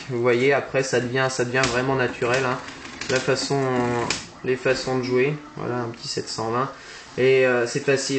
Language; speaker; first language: French; native; French